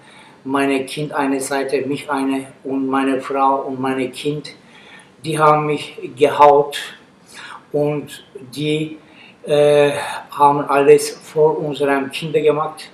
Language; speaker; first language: German; non-native, learner; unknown